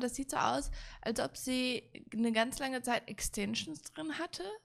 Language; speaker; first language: German; native; German